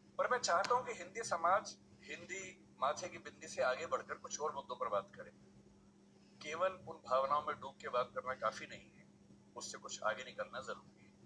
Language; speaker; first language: Hindi; native; Hindi